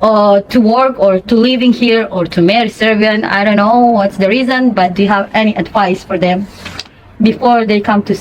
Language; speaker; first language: English; non-native, fluent; Indonesian